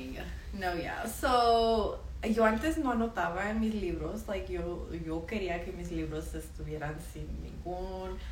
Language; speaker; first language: Spanish; early bilingual, heritage; Spanish